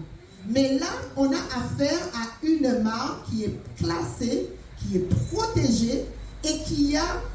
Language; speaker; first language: French; native; French